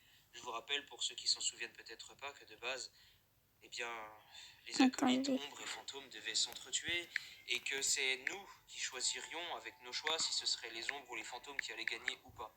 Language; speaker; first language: French; native; French